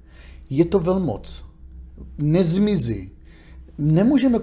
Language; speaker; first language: Czech; non-native, learner; Hebrew